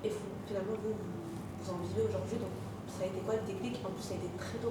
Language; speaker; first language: French; native; French